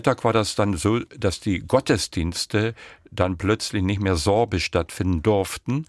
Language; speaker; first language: German; non-native, local second language; Upper Sorbian